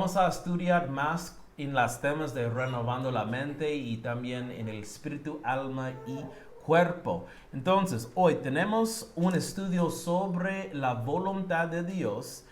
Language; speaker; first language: Spanish; non-native, learner; English